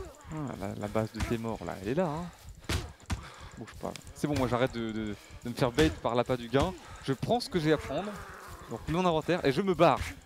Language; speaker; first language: French; native; French